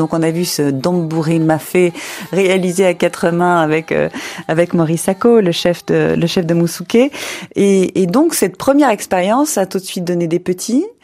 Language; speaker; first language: French; native; French